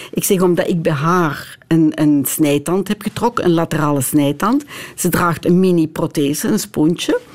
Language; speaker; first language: Dutch; native; Dutch